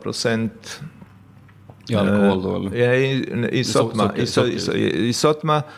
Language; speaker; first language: Swedish; non-native, fluent; Bosnian